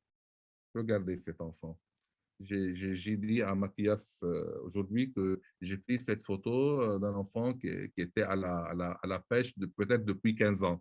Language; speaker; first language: French; non-native, local second language; Arabic